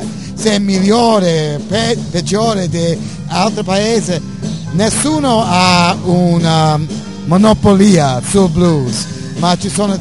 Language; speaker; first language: Italian; non-native, fluent; English